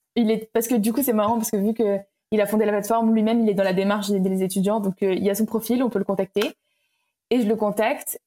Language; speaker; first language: French; early bilingual, other home language; Romanian